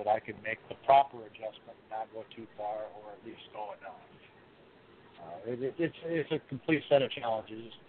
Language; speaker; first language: English; native; English